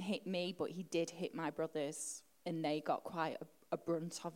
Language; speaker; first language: English; native; English